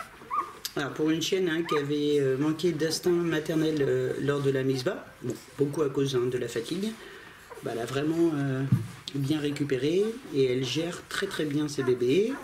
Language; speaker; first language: French; native; French